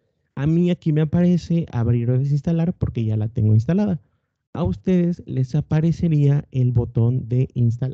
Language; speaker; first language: Spanish; native; Spanish